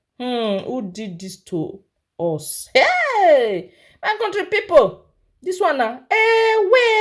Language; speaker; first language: Nigerian Pidgin; non-native, local second language; Yoruba